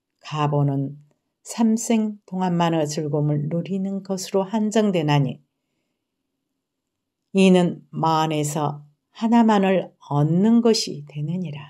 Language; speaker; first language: Korean; native; Korean